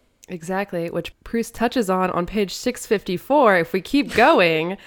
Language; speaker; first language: English; native; English